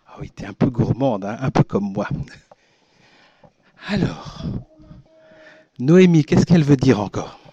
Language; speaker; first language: French; native; French